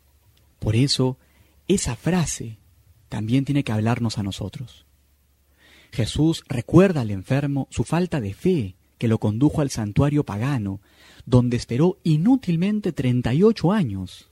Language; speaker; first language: Spanish; native; Spanish